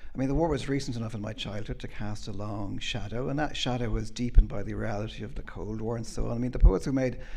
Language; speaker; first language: English; native; English